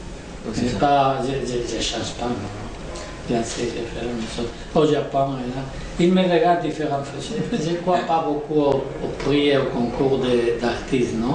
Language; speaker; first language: French; non-native, learner; Spanish